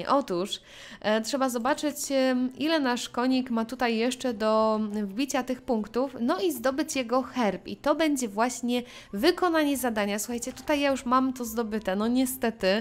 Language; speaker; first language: Polish; native; Polish